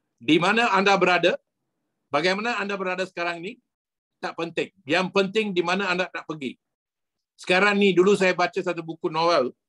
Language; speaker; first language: Malay; non-native, local second language; Tamil